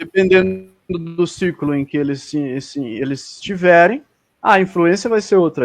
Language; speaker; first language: Portuguese; native; Portuguese